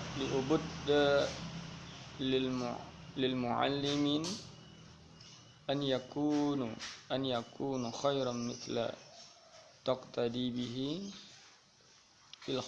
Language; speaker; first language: Arabic; non-native, learner; Indonesian